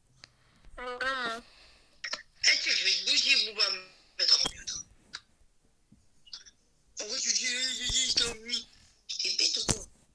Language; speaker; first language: French; native; French